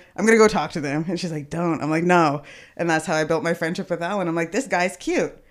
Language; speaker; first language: English; native; English